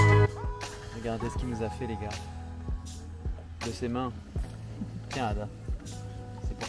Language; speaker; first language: French; native; French